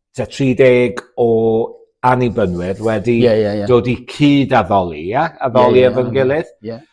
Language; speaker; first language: Welsh; native; Welsh